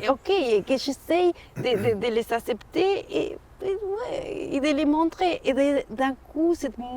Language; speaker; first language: French; non-native, fluent; Spanish